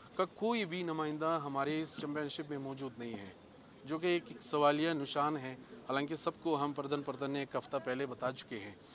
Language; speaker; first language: Urdu; non-native, local second language; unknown